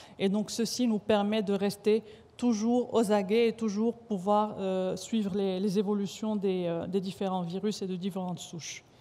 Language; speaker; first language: French; non-native, local second language; Arabic